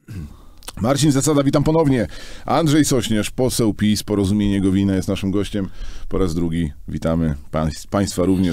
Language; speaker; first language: Polish; native; Polish